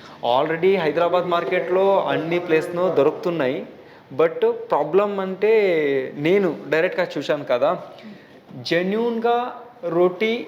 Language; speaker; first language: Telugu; non-native, local second language; Hindi